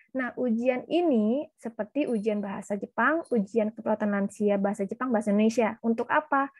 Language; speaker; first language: Indonesian; native; Indonesian